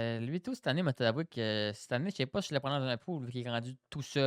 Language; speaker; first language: French; native; French